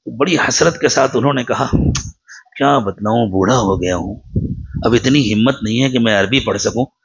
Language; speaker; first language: Urdu; native; Urdu